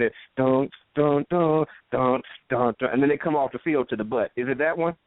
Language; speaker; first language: English; native; English